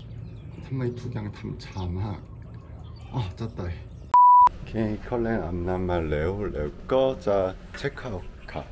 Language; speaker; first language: Thai; non-native, learner; Korean